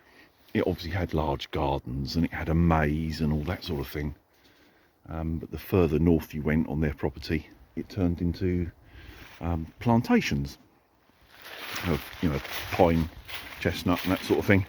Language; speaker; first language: English; native; English